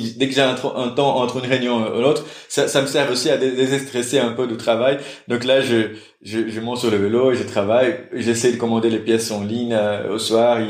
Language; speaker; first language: French; non-native, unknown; Portuguese